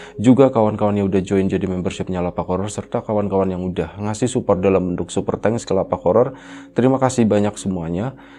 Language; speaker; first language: Indonesian; native; Indonesian